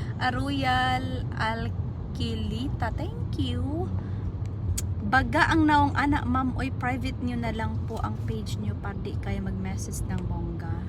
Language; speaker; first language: Filipino; non-native, local second language; Cebuano